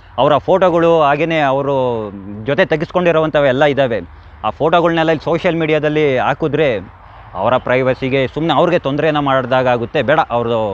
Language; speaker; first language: Kannada; native; Kannada